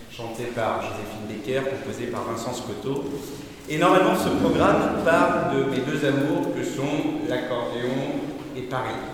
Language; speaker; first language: French; native; French